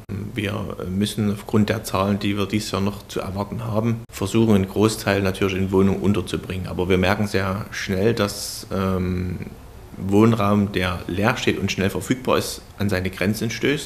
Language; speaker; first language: German; native; German